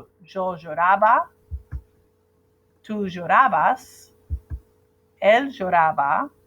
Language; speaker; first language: Spanish; non-native, fluent; English